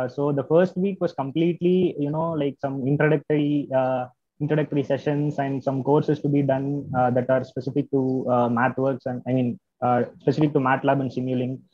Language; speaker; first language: English; non-native, local second language; Tamil